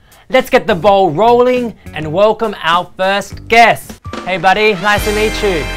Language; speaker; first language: English; native; English